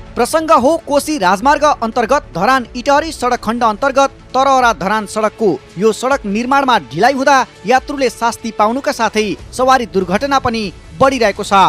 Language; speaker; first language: Nepali; native; Nepali